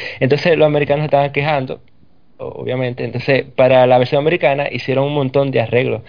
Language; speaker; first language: Spanish; native; Spanish